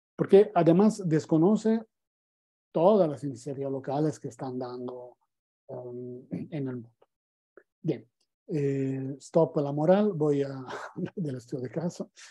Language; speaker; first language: Spanish; non-native, fluent; Italian